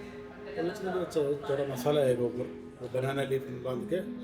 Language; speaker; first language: Hindi; non-native, local second language; Malayalam